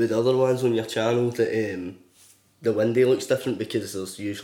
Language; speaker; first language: English; native; English